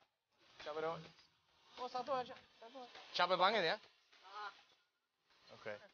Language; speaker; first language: Indonesian; non-native, learner; Danish